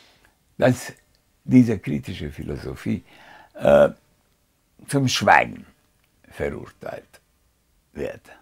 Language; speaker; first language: German; non-native, fluent; Hungarian